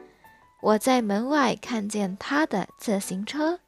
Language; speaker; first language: Chinese; non-native, fluent; Indonesian